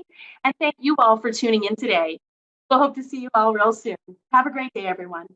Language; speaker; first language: English; native; English